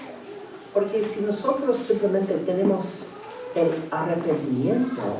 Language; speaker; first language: Spanish; non-native, fluent; English